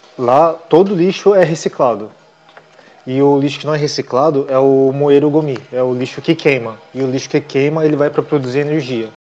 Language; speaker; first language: Portuguese; native; Portuguese